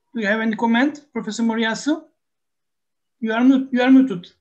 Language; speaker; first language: English; non-native, fluent; Turkish